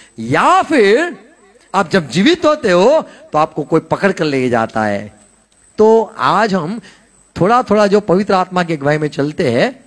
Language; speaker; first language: Hindi; non-native, local second language; Gujarati